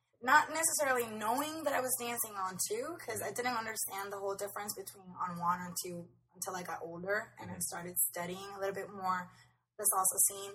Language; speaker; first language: English; non-native, local second language; Spanish